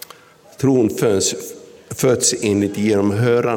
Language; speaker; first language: Swedish; non-native, local second language; Finnish